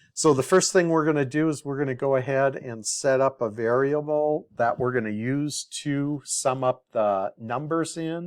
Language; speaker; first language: English; native; English